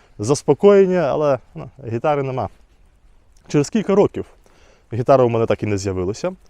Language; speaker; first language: Ukrainian; non-native, fluent; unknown